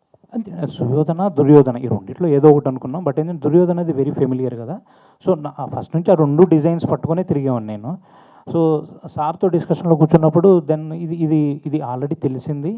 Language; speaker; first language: Telugu; native; Telugu